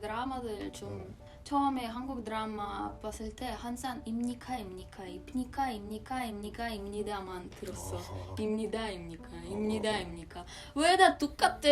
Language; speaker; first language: Korean; non-native, learner; Russian